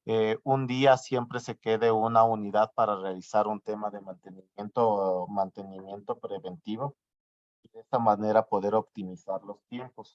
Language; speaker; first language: Spanish; native; Spanish